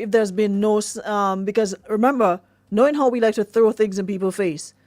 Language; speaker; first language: English; native; English